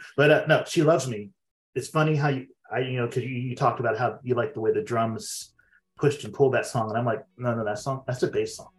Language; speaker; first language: English; native; English